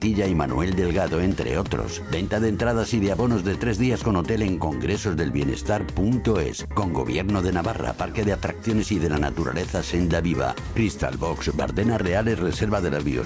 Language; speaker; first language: Spanish; native; Spanish